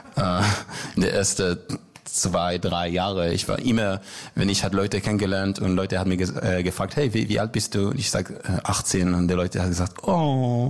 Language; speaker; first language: German; non-native, learner; Hebrew